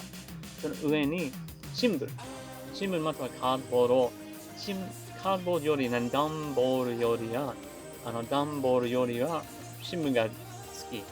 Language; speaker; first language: Japanese; non-native, learner; English